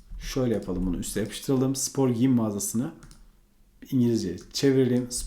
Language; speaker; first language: Turkish; native; Turkish